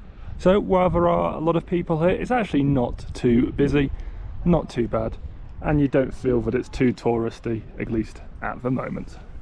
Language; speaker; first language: English; native; English